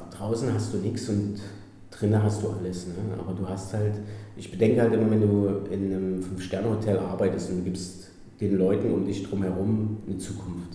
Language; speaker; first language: German; native; German